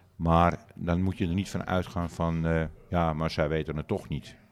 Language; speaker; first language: Dutch; native; Dutch